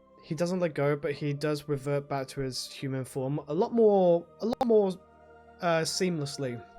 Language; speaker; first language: English; native; English